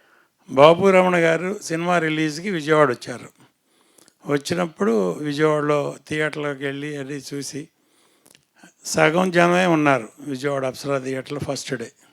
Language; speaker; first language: Telugu; native; Telugu